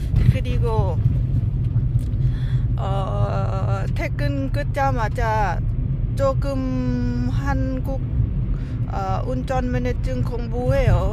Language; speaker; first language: Korean; non-native, learner; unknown